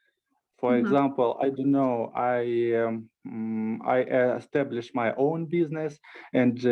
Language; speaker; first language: English; non-native, learner; Russian